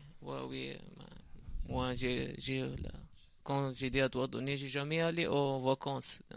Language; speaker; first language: French; non-native, learner; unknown